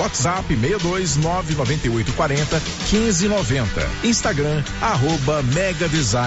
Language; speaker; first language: Portuguese; native; Portuguese